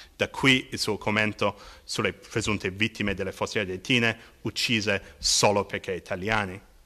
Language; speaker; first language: Italian; non-native, fluent; English